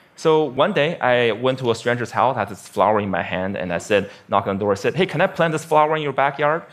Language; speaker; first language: English; non-native, fluent; Chinese